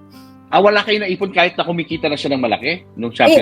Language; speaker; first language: Filipino; native; Filipino